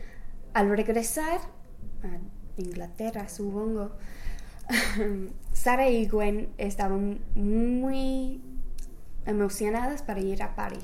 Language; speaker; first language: Spanish; non-native, fluent; English